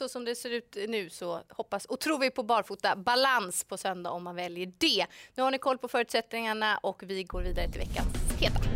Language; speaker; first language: Swedish; native; Swedish